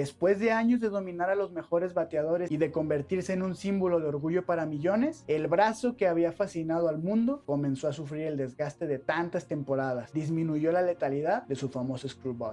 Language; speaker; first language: Spanish; native; Spanish